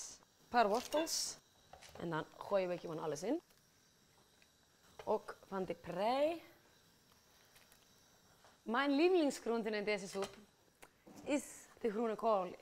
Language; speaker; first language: Dutch; non-native, fluent; Icelandic